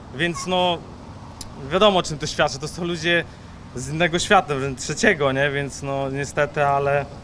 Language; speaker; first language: Polish; native; Polish